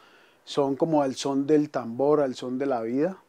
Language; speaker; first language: Spanish; native; Spanish